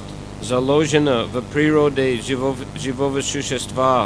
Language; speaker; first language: Russian; non-native, fluent; English